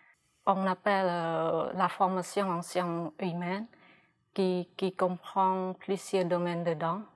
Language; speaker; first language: French; non-native, fluent; Khmer